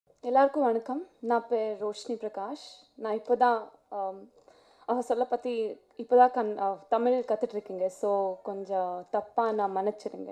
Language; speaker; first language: Tamil; non-native, learner; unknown